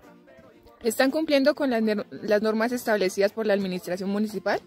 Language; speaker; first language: Spanish; native; Spanish